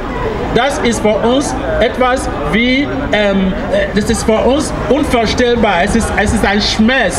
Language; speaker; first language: German; non-native, fluent; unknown